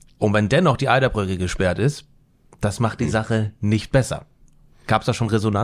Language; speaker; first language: German; native; German